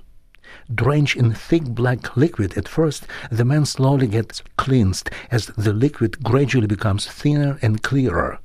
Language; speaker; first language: English; non-native, fluent; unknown